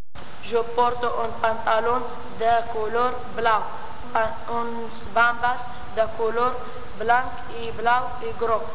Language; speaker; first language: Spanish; non-native, local second language; Catalan